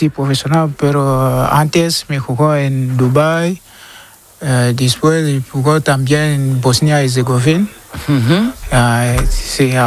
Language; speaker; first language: Spanish; non-native, learner; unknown